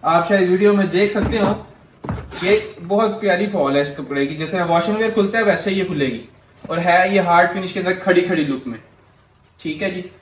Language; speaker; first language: Urdu; non-native, local second language; Punjabi